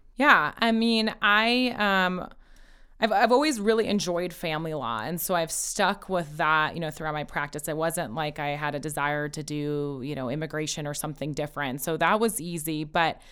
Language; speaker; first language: English; early bilingual, other home language; Persian